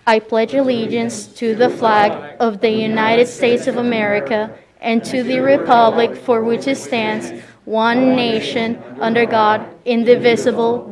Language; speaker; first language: English; early bilingual, other home language; Spanish